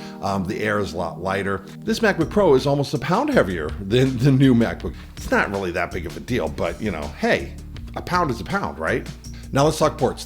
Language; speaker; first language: English; native; English